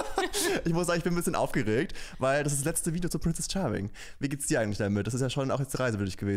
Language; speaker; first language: German; native; German